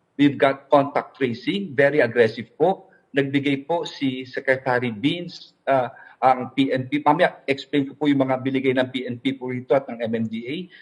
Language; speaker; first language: Filipino; native; Filipino